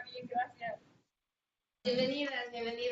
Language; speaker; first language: Spanish; native; Spanish